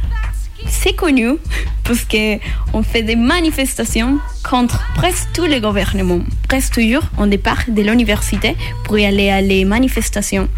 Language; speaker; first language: French; non-native, learner; Spanish